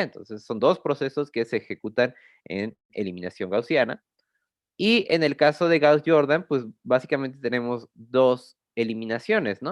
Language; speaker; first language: Spanish; native; Spanish